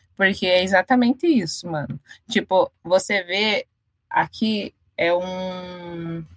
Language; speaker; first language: Portuguese; native; Portuguese